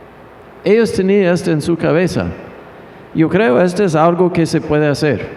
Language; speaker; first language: Spanish; non-native, fluent; English